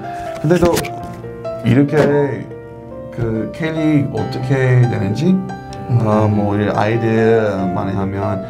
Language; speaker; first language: Korean; non-native, learner; English